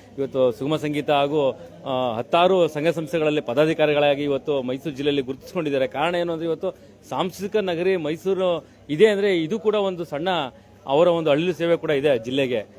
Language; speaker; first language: Kannada; native; Kannada